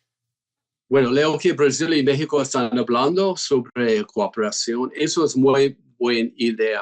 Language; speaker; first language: Spanish; non-native, fluent; English